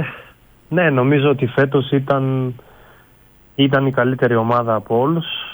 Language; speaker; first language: Greek; non-native, fluent; Bulgarian